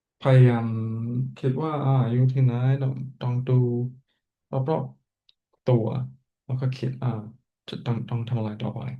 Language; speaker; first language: Thai; non-native, fluent; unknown